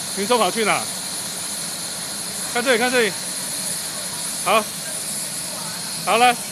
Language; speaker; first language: Chinese; native; Chinese